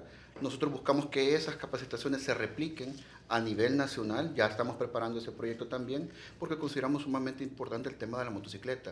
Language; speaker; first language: Spanish; native; Spanish